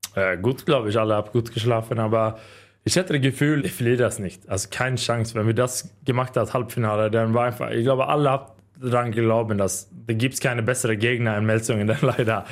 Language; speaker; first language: German; non-native, learner; Swedish